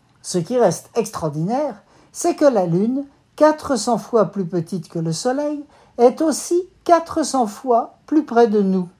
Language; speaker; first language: French; native; French